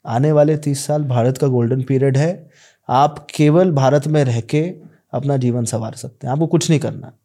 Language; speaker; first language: Hindi; native; Hindi